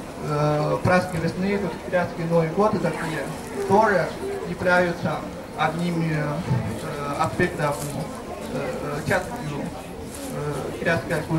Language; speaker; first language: Russian; non-native, fluent; Chinese